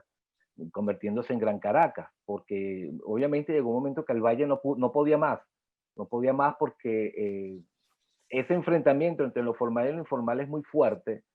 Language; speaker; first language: Spanish; native; Spanish